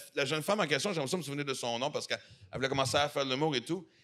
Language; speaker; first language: French; native; French